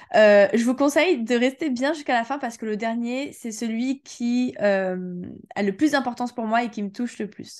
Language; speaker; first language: French; native; French